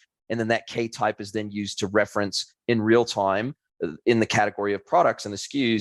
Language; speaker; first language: English; native; English